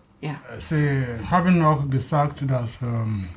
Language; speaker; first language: German; non-native, fluent; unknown